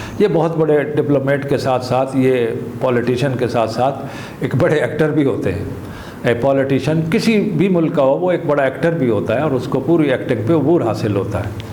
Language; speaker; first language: Urdu; native; Urdu